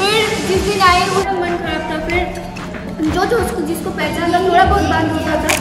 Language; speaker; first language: Hindi; non-native, local second language; Bangla